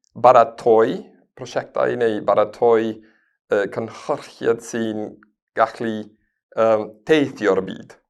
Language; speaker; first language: Welsh; non-native, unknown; Spanish